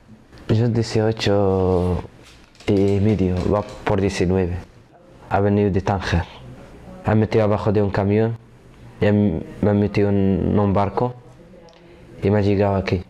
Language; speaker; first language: Spanish; non-native, learner; Arabic